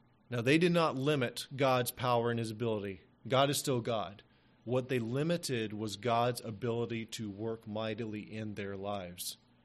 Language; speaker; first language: English; native; English